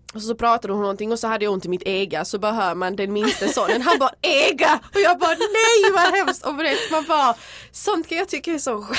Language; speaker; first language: Swedish; early bilingual, other home language; Serbian